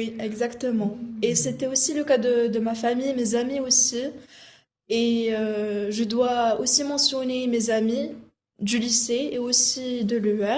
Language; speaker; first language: French; non-native, local second language; Arabic